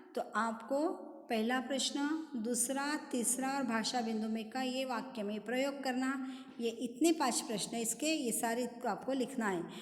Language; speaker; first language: Hindi; non-native, local second language; Marathi